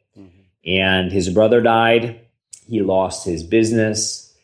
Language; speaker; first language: English; native; English